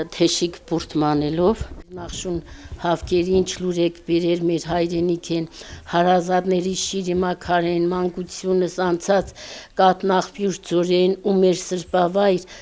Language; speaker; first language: Armenian; non-native, local second language; Kurdish